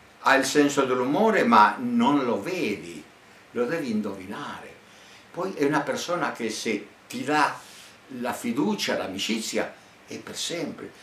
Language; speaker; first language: Italian; non-native, fluent; Spanish